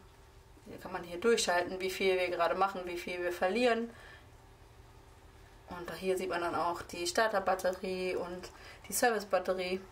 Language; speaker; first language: German; native; German